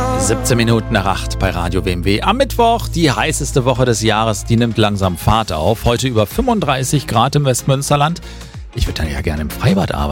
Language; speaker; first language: German; native; German